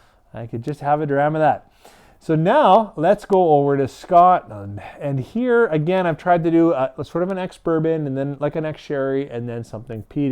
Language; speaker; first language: English; native; English